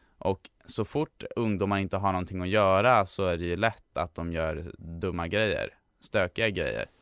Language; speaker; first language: Swedish; native; Swedish